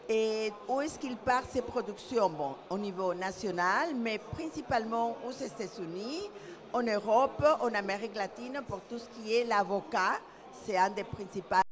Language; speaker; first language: French; non-native, fluent; Spanish